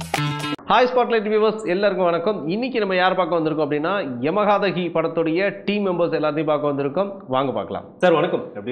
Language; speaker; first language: Tamil; native; Tamil